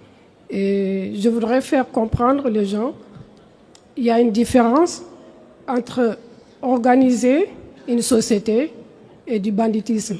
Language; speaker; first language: French; non-native, local second language; Soninke